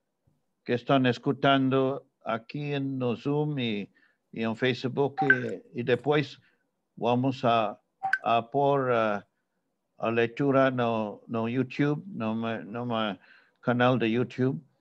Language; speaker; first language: Portuguese; non-native, fluent; English